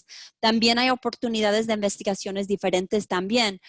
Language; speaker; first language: Spanish; early bilingual, heritage; Spanish